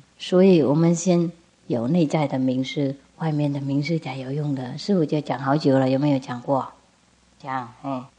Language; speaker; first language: Chinese; non-native, fluent; Vietnamese